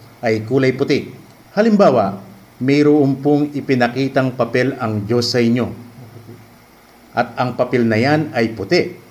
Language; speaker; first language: Filipino; non-native, local second language; Pampanga